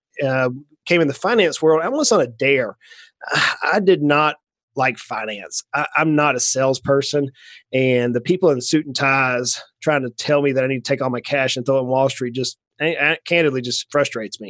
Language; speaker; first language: English; native; English